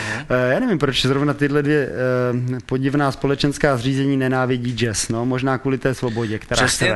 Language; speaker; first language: Czech; native; Czech